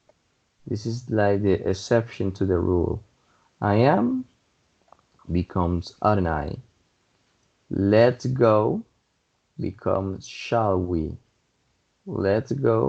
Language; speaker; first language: English; non-native, fluent; Spanish